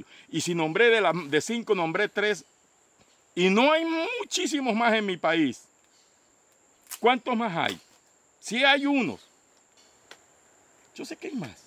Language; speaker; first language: Spanish; native; Spanish